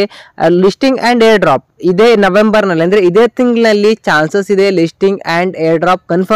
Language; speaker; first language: Kannada; native; Kannada